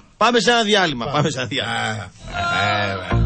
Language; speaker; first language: Greek; native; Greek